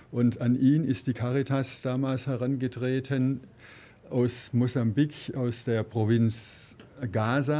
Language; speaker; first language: German; native; German